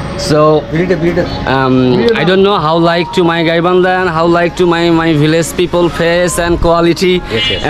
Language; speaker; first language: English; non-native, local second language; Bangla